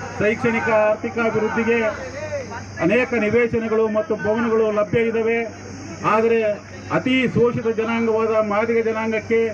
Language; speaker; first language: Kannada; native; Kannada